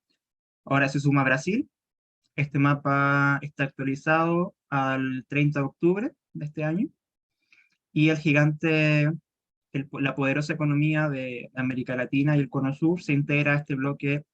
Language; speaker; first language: Spanish; native; Spanish